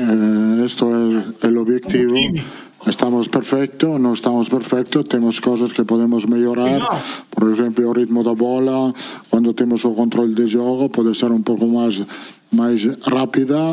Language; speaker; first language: Portuguese; non-native, learner; Italian